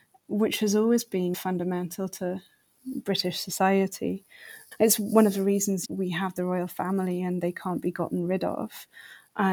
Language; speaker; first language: English; native; English